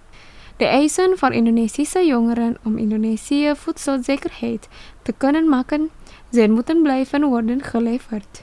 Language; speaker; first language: Dutch; non-native, learner; Indonesian